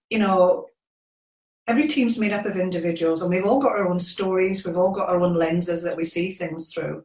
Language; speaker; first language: English; native; English